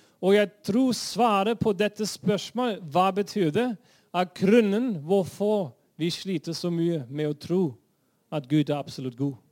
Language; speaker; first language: Norwegian; non-native, fluent; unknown